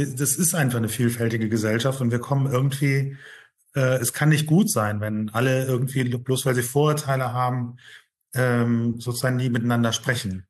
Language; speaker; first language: German; native; German